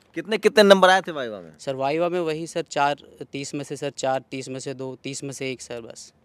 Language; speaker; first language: Hindi; native; Hindi